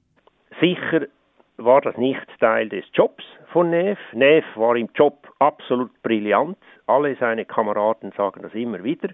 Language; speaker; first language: German; native; German